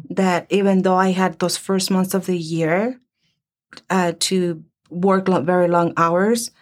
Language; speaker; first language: English; early bilingual, other home language; Spanish